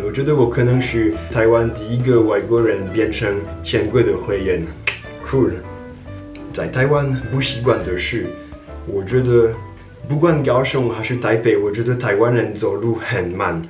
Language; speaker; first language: Chinese; non-native, fluent; French